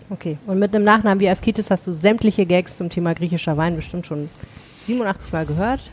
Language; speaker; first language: German; native; German